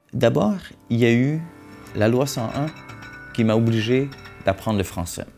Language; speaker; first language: French; early bilingual, other home language; Hungarian